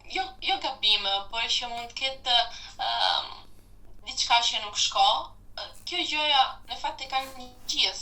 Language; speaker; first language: Albanian; non-native, fluent; Italian